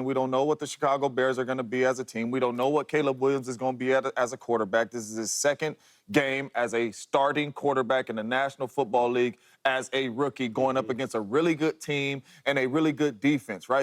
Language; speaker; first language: English; native; English